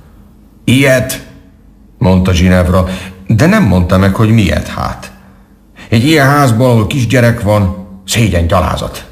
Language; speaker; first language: Hungarian; native; Hungarian